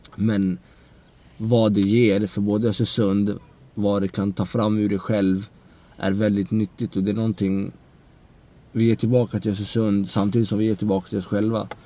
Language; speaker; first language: Swedish; early bilingual, other home language; Central Kurdish